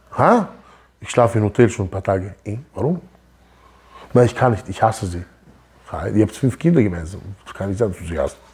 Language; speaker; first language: German; early bilingual, other home language; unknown